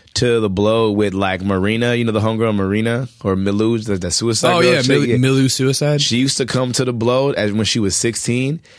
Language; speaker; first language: English; native; English